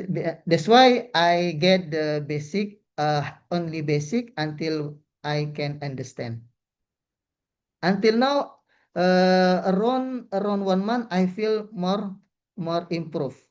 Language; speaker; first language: English; non-native, learner; Indonesian